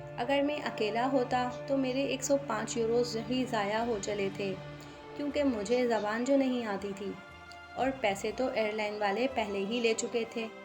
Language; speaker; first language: Urdu; non-native, local second language; Pahari-Potwari